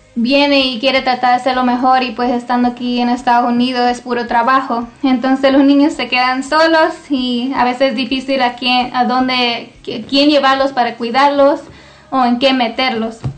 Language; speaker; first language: Spanish; early bilingual, heritage; Spanish